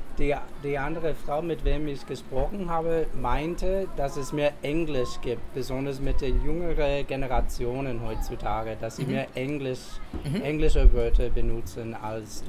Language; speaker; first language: German; non-native, fluent; English